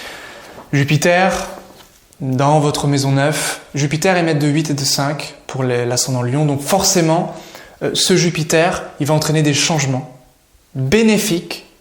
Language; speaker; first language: French; native; French